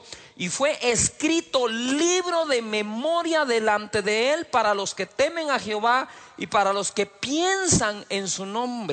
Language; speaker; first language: Spanish; native; Spanish